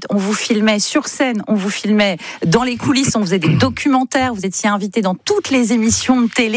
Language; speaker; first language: French; native; French